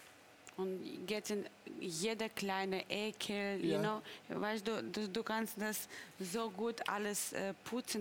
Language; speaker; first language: German; non-native, fluent; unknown